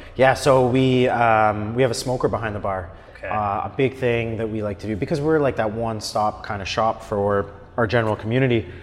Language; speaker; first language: English; native; English